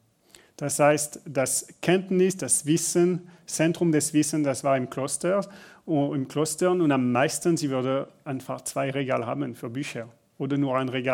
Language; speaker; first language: German; non-native, learner; French